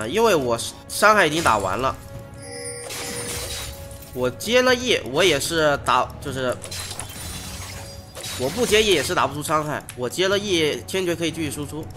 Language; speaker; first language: Chinese; native; Chinese